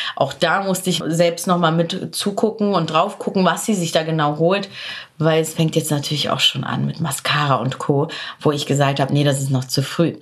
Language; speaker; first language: German; early bilingual, other home language; Polish